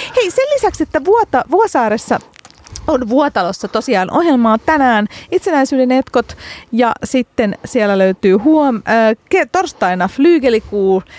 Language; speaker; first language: Finnish; native; Finnish